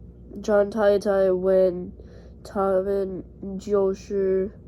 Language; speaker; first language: Chinese; non-native, learner; English